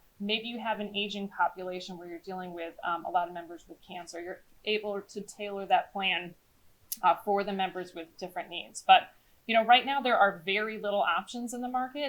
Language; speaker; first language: English; native; English